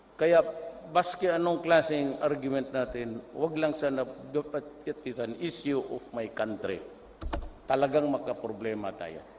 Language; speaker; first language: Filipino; non-native, local second language; Cebuano